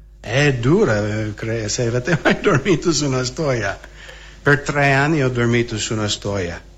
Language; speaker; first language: Italian; non-native, fluent; English